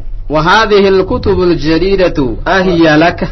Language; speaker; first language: Arabic; non-native, fluent; Indonesian